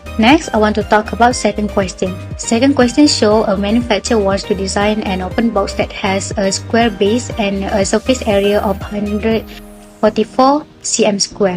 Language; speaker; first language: English; non-native, local second language; Malay